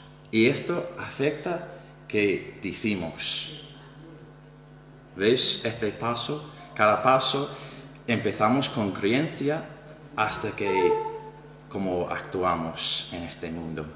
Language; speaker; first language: Spanish; non-native, fluent; English